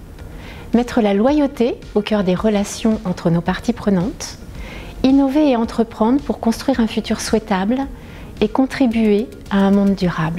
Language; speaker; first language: French; native; French